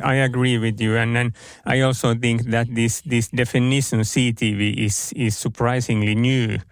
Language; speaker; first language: English; non-native, fluent; Finnish